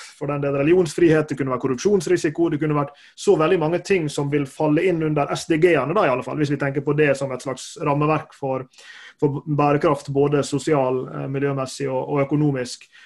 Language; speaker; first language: Norwegian; native; Norwegian